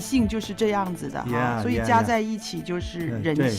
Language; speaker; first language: Chinese; native; Chinese